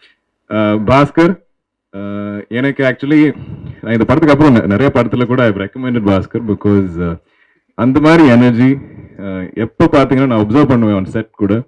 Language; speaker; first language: Tamil; non-native, local second language; Malayalam